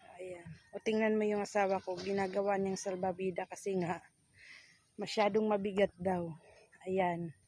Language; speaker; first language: Filipino; non-native, local second language; Waray